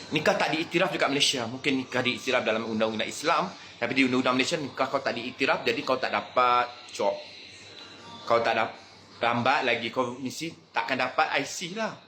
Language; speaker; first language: Malay; native; Malay